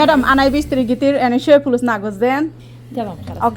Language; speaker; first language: Arabic; non-native, learner; Bangla